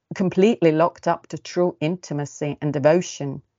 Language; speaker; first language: English; early bilingual, other home language; Estonian